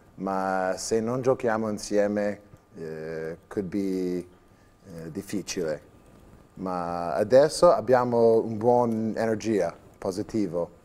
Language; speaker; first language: Italian; non-native, learner; English